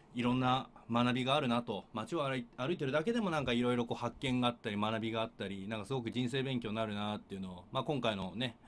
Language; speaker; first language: Japanese; native; Japanese